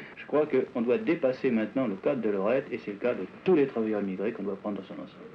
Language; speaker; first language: French; native; French